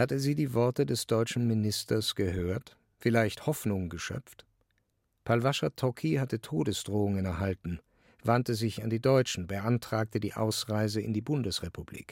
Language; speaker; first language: German; native; German